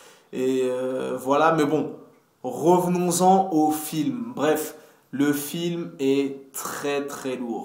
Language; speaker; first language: French; native; French